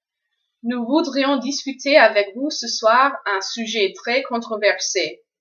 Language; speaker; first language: French; non-native, fluent; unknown